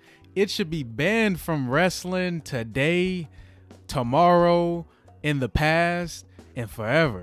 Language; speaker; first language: English; native; English